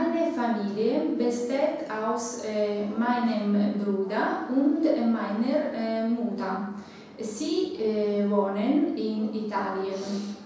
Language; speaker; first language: German; non-native, learner; Ukrainian